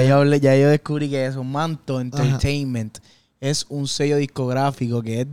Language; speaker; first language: Spanish; native; Spanish